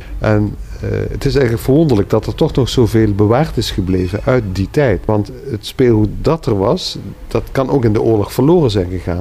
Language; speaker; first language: Dutch; native; Dutch